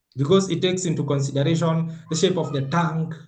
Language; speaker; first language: English; non-native, local second language; Swahili